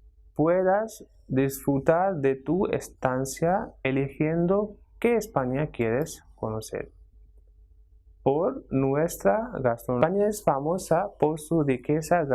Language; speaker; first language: Spanish; non-native, fluent; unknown